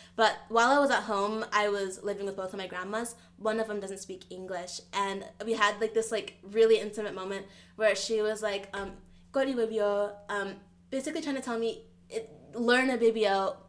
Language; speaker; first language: English; early bilingual, other home language; Yoruba